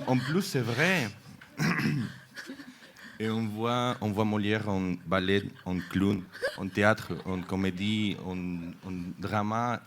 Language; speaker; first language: French; non-native, fluent; Spanish